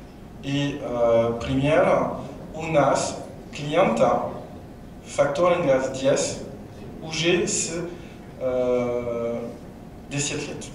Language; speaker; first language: Russian; non-native, learner; French